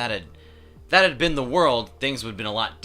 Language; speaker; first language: English; native; English